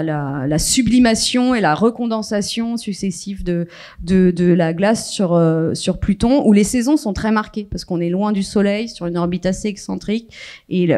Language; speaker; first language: French; native; French